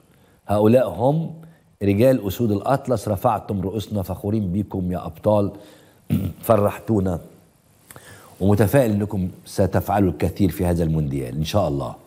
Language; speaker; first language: Arabic; native; Arabic